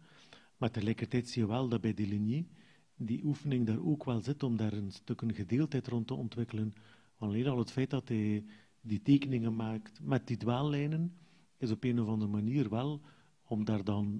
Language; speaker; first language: Dutch; native; Dutch